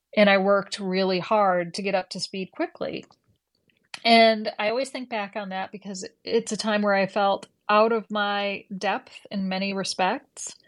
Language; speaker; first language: English; native; English